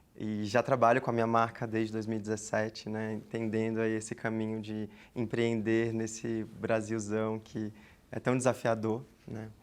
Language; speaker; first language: Portuguese; native; Portuguese